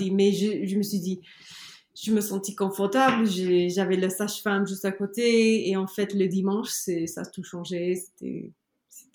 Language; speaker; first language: French; non-native, learner; English